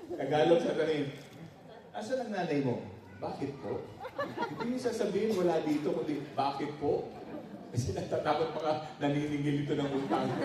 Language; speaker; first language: Filipino; non-native, local second language; Pampanga